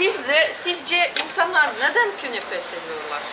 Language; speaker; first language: Turkish; non-native, learner; Russian